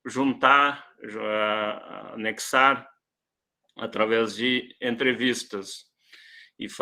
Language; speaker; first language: Portuguese; non-native, learner; Spanish